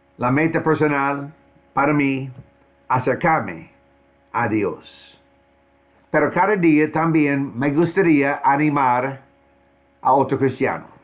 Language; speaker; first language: Spanish; non-native, fluent; English